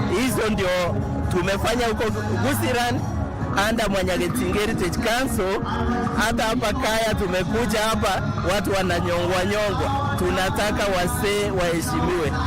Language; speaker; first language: Swahili; non-native, local second language; Gusii